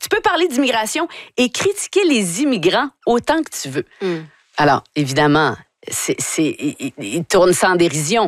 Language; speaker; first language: French; native; French